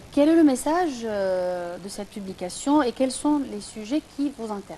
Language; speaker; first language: French; non-native, fluent; Arabic